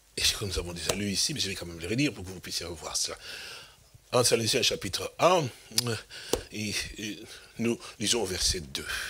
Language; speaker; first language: French; non-native, local second language; Lingala